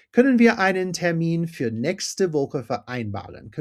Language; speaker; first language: German; non-native, fluent; English